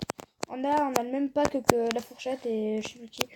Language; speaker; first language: French; native; French